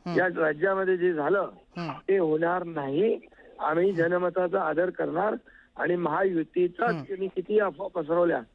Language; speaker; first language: Marathi; native; Marathi